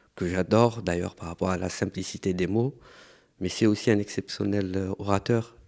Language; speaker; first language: French; non-native, local second language; Arabic